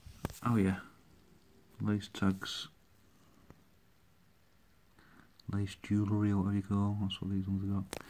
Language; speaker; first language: English; native; English